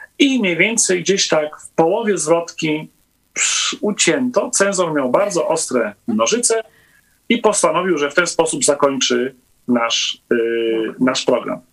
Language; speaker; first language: Polish; native; Polish